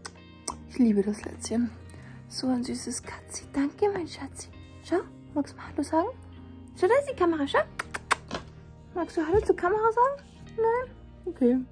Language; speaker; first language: German; native; German